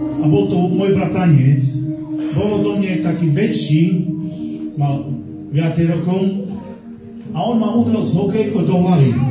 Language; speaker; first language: Slovak; non-native, local second language; Romany